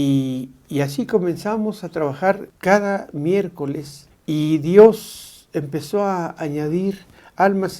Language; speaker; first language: Spanish; native; Spanish